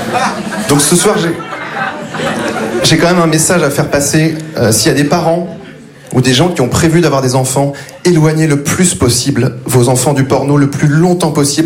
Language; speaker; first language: French; native; French